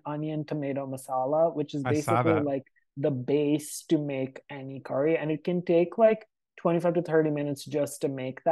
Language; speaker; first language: English; non-native, local second language; Hindi